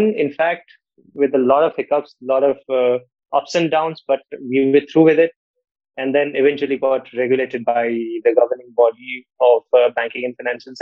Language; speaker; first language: English; non-native, local second language; Nepali